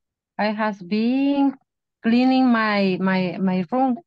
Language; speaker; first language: English; non-native, learner; Spanish